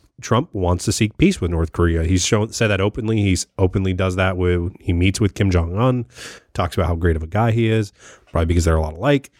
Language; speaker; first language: English; native; English